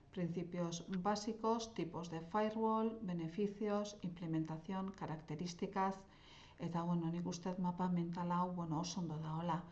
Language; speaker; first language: Spanish; non-native, local second language; Basque